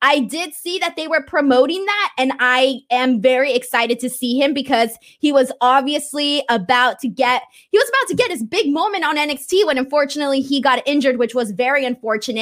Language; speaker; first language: English; native; English